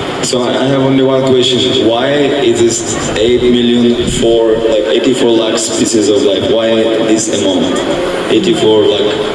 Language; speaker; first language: English; non-native, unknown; Russian